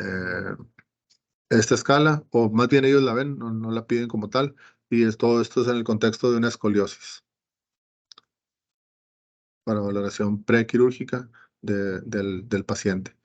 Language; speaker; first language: Spanish; native; Spanish